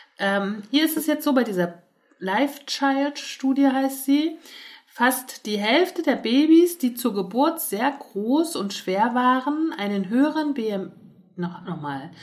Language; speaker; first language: German; native; German